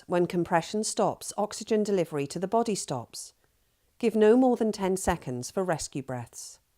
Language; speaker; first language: English; native; English